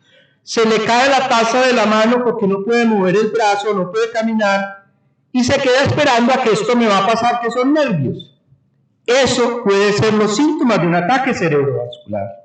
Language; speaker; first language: Spanish; native; Spanish